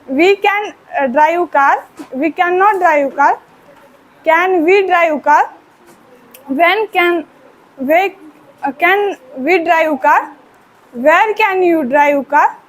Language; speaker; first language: English; non-native, learner; Marathi